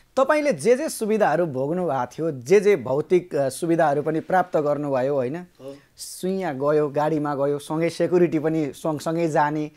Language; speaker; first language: Nepali; native; Nepali